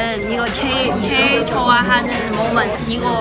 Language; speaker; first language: Korean; non-native, learner; Cantonese